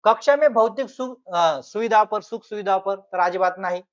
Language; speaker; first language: Hindi; non-native, local second language; Marathi